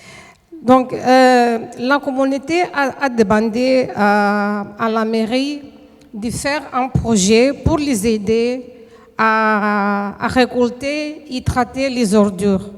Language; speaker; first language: French; non-native, fluent; Portuguese